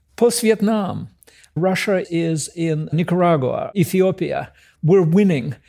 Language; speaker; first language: English; early bilingual, other home language; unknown